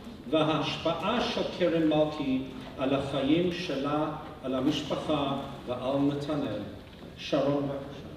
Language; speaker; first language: Hebrew; native; Hebrew